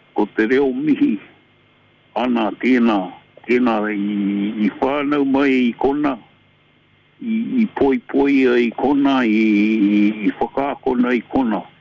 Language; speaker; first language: Māori; non-native, local second language; English